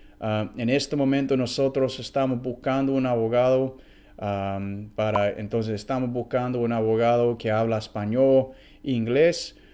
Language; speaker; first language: Spanish; non-native, fluent; English